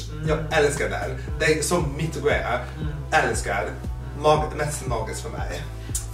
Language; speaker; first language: Swedish; non-native, fluent; English